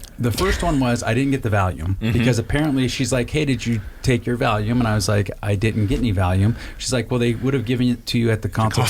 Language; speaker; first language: English; native; English